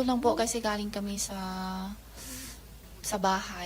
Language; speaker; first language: Filipino; non-native, learner; Chinese